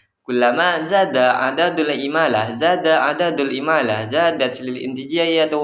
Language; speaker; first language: Arabic; non-native, learner; Indonesian